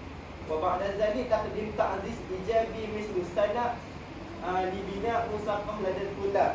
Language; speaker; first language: Arabic; non-native, learner; Malay